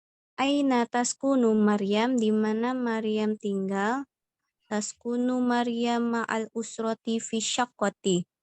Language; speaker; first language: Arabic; non-native, learner; Indonesian